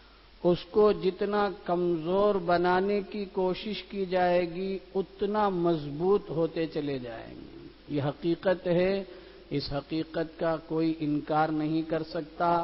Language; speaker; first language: Urdu; native; Urdu